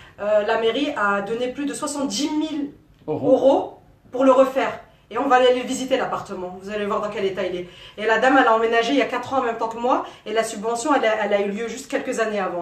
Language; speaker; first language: French; native; French